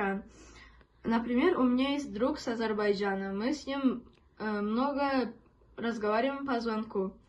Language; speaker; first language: Russian; non-native, local second language; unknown